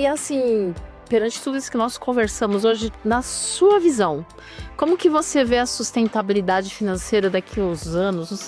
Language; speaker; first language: Portuguese; native; Portuguese